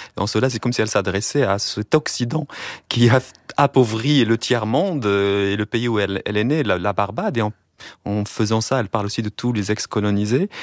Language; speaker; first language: French; non-native, local second language; Arabic